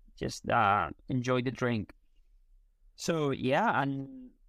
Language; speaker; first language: English; non-native, fluent; Spanish